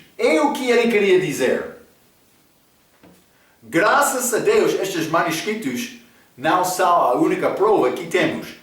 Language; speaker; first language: Portuguese; non-native, fluent; English